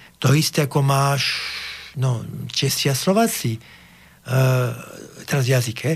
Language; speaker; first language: Slovak; non-native, fluent; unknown